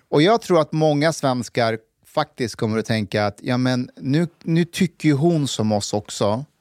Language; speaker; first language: Swedish; non-native, fluent; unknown